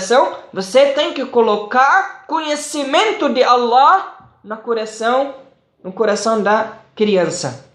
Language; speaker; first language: Portuguese; non-native, fluent; Arabic